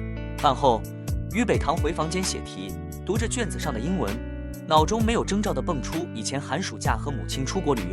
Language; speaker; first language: Chinese; native; Chinese